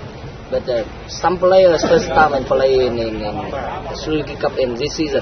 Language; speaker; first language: English; non-native, learner; Vietnamese